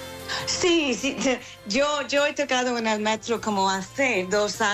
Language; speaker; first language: Spanish; non-native, learner; English